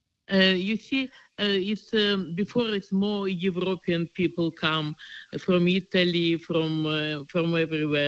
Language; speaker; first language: English; non-native, learner; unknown